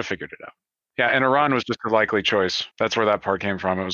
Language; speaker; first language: English; native; English